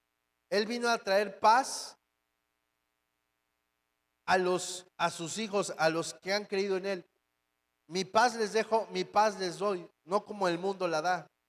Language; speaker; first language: Spanish; native; Spanish